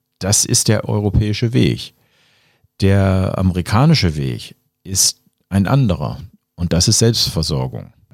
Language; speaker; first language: German; non-native, fluent; English